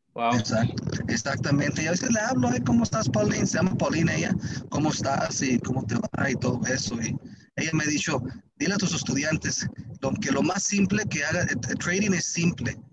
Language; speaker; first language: Spanish; early bilingual, heritage; Spanish